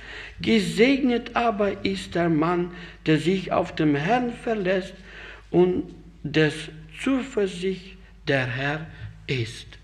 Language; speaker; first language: German; non-native, fluent; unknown